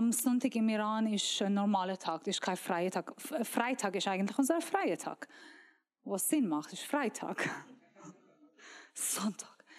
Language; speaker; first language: German; non-native, learner; Persian